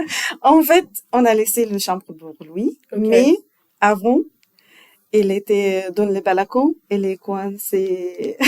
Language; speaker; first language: French; non-native, learner; Arabic